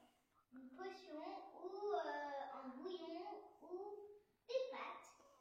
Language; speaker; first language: French; early bilingual, other home language; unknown